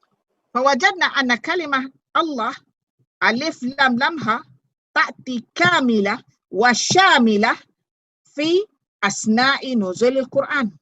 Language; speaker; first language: Arabic; non-native, fluent; Malay